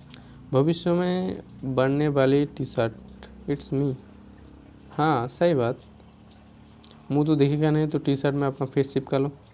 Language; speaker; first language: Hindi; non-native, local second language; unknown